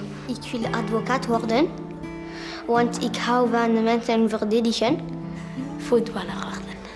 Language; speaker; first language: Dutch; non-native, local second language; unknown